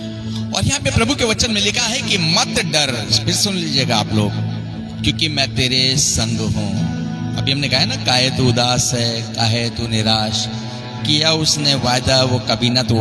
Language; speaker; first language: Hindi; native; Hindi